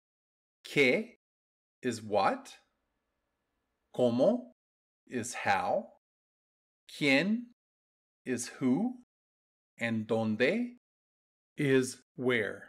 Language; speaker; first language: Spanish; non-native, fluent; English